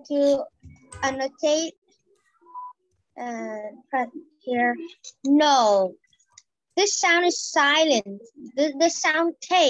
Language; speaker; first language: English; non-native, learner; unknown